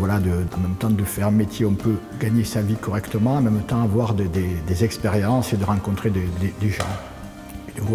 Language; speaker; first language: French; native; French